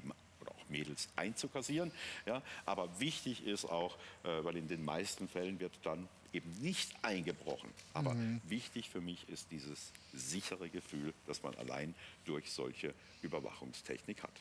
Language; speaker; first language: German; native; German